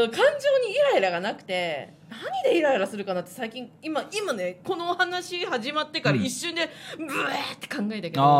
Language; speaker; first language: Japanese; native; Japanese